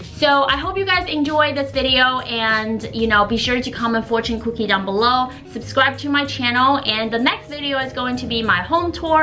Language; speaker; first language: English; non-native, fluent; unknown